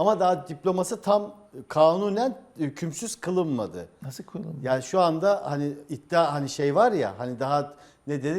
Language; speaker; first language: Turkish; native; Turkish